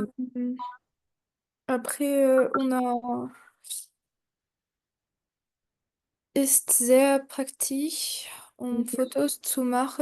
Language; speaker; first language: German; non-native, learner; French